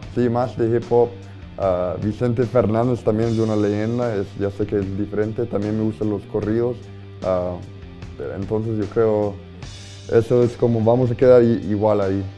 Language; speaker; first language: Spanish; early bilingual, heritage; Spanish